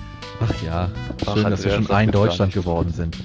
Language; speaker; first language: German; native; German